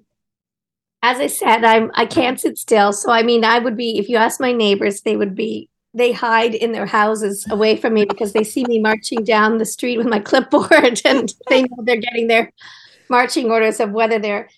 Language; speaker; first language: English; native; English